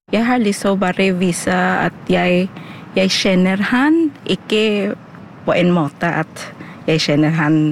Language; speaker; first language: Norwegian; non-native, learner; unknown